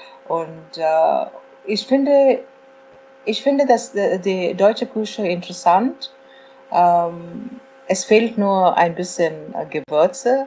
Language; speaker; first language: German; non-native, fluent; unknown